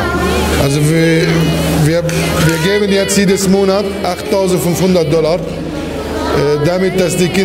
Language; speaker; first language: German; non-native, fluent; Arabic